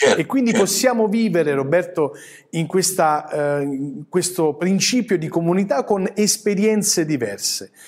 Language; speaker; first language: Italian; native; Italian